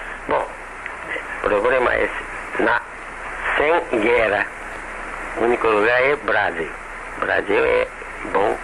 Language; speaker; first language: Portuguese; non-native, learner; Japanese